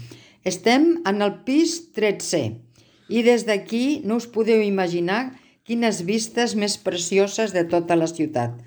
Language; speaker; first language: Catalan; native; Catalan